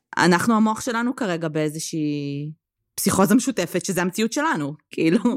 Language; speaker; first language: Hebrew; native; Hebrew